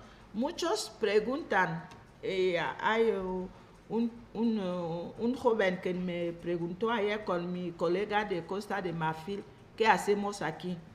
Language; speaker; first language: Spanish; non-native, fluent; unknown